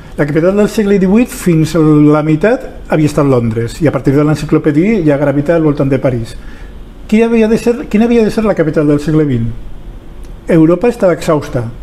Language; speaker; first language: Catalan; non-native, local second language; Spanish